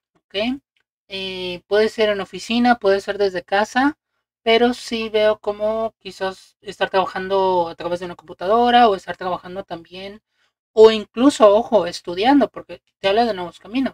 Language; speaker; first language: Spanish; native; Spanish